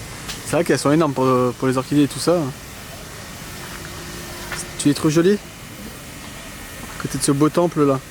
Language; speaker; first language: French; native; French